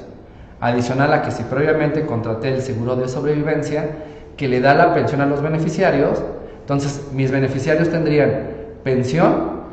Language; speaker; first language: Spanish; native; Spanish